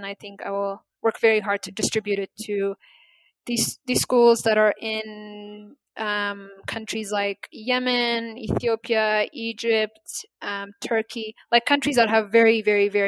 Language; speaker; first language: English; non-native, fluent; Amharic